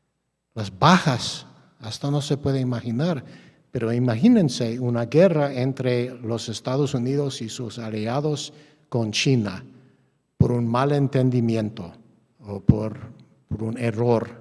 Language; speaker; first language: Spanish; non-native, fluent; English